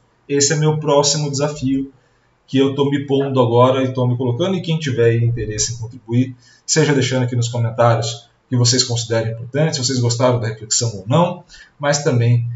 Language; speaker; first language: Portuguese; native; Portuguese